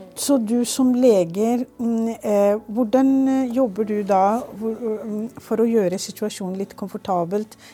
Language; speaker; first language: Norwegian; non-native, fluent; Urdu